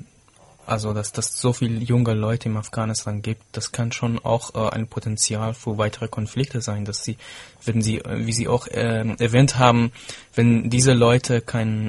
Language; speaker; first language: German; non-native, fluent; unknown